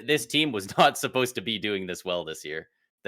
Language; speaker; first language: English; native; English